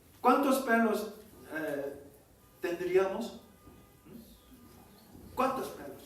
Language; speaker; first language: Spanish; non-native, learner; Korean